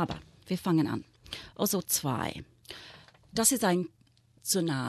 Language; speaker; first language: German; non-native, fluent; English